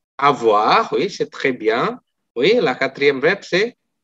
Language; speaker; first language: French; non-native, fluent; Indonesian